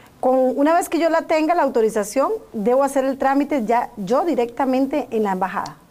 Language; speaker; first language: Spanish; native; Spanish